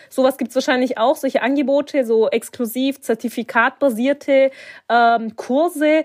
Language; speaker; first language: German; early bilingual, other home language; Turkish